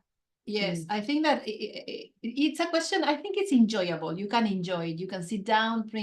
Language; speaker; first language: English; non-native, fluent; Spanish